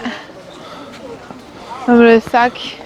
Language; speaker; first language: French; early bilingual, other home language; Chinese